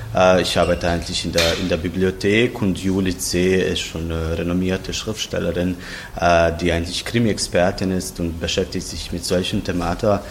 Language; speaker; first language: German; non-native, fluent; Croatian